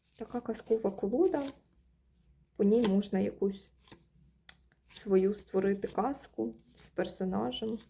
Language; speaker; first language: Ukrainian; non-native, local second language; Russian